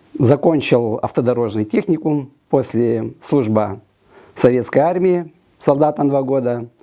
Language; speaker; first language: Russian; non-native, local second language; Romanian